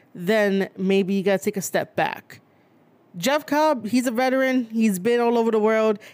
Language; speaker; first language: English; native; English